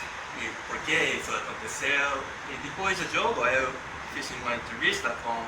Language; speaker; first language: Portuguese; non-native, learner; Japanese